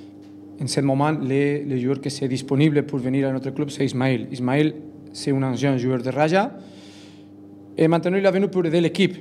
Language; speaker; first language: French; non-native, learner; Spanish